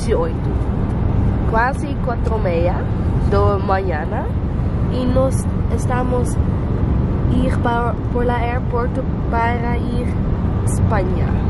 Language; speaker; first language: Portuguese; non-native, learner; Dutch